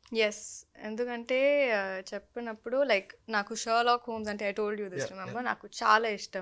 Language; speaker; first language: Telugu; non-native, fluent; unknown